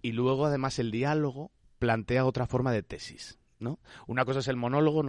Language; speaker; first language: Spanish; native; Spanish